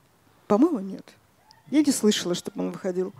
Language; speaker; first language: Russian; native; Russian